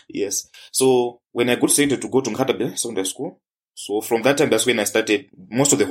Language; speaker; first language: English; non-native, local second language; Tumbuka